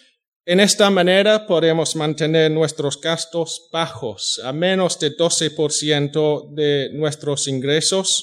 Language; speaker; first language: Spanish; non-native, fluent; English